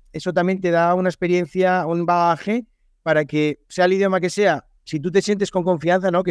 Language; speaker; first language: Spanish; native; Spanish